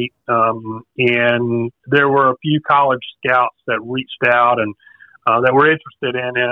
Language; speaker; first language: English; native; English